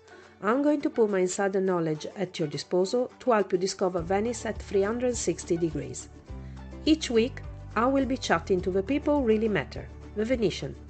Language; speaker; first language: English; non-native, fluent; Italian